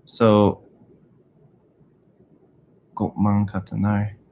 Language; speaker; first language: Korean; non-native, learner; English